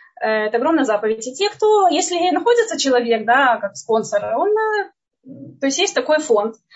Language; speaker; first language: Russian; native; Russian